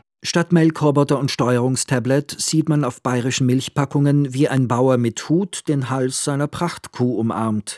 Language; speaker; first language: German; native; German